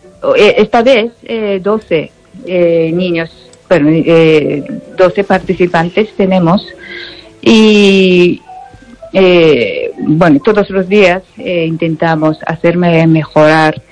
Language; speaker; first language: Spanish; non-native, learner; Japanese